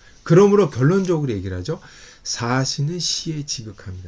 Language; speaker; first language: Korean; native; Korean